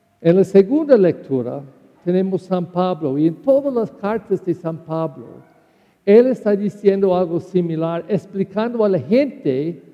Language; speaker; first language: Spanish; non-native, learner; English